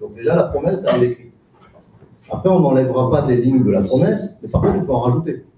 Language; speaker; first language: French; native; French